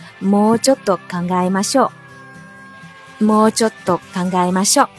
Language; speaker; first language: Japanese; non-native, fluent; Chinese